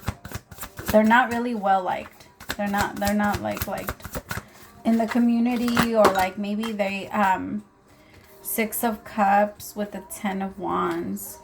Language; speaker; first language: English; native; English